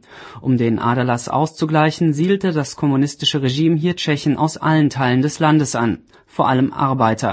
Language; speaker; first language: German; native; German